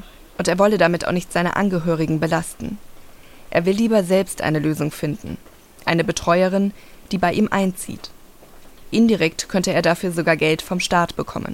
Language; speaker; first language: German; native; German